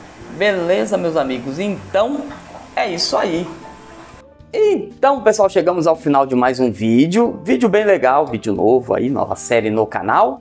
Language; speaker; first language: Portuguese; native; Portuguese